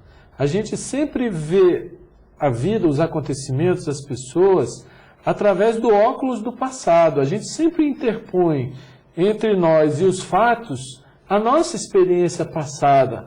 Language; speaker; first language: Portuguese; native; Portuguese